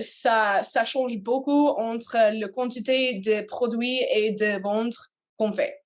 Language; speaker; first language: French; non-native, learner; English